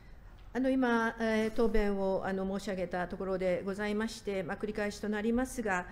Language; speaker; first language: Japanese; native; Japanese